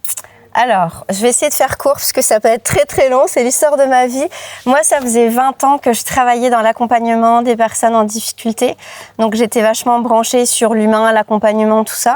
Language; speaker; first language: French; native; French